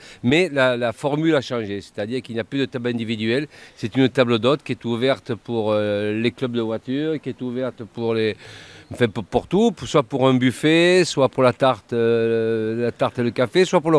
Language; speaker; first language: French; native; French